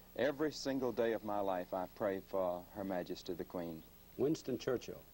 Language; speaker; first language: English; native; English